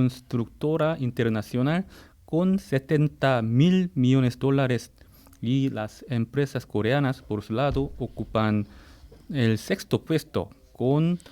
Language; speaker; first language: Spanish; non-native, fluent; Korean